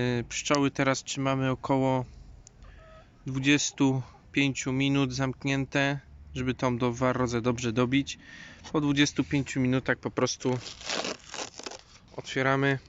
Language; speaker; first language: Polish; native; Polish